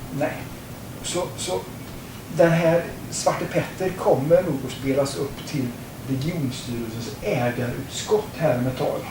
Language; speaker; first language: Swedish; native; Swedish